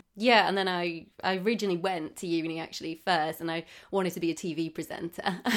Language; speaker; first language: English; native; English